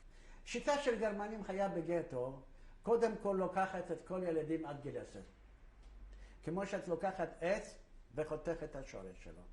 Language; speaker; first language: Hebrew; non-native, fluent; Polish